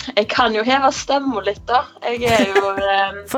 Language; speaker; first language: Norwegian; native; Norwegian